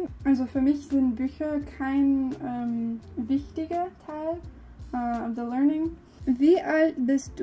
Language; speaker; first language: German; non-native, learner; English